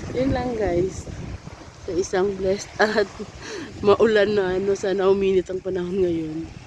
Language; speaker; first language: Filipino; non-native, local second language; Masbatenyo